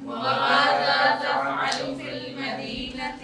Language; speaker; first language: Arabic; non-native, learner; Urdu